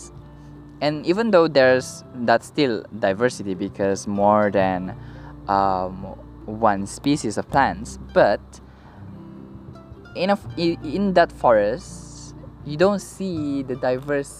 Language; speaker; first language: English; non-native, local second language; Malay